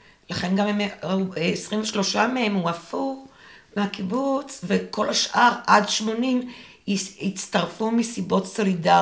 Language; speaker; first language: Hebrew; non-native, local second language; French